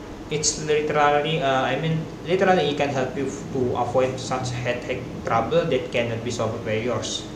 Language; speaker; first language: English; non-native, learner; Indonesian